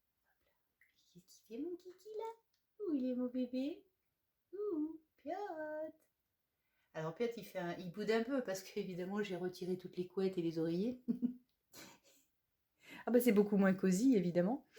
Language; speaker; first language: French; native; French